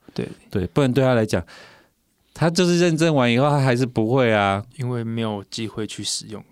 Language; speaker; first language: Chinese; native; Chinese